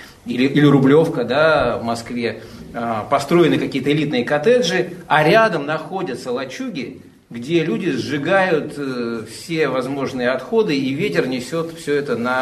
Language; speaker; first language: Russian; native; Russian